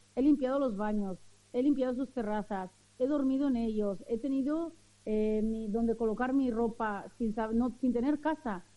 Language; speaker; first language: Spanish; early bilingual, other home language; Arabic